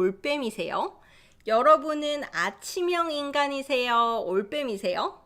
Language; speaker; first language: Korean; native; Korean